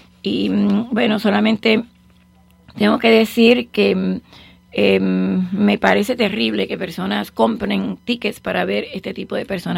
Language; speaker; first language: Spanish; native; Spanish